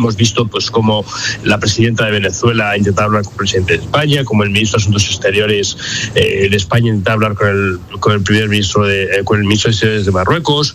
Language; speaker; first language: Spanish; native; Spanish